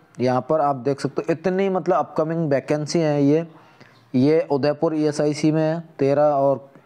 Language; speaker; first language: Hindi; native; Hindi